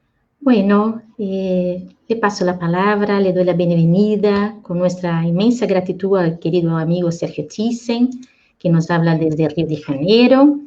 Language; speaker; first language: Spanish; native; Spanish